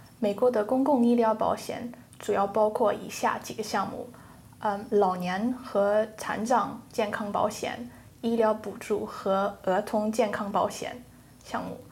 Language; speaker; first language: Chinese; early bilingual, heritage; Chinese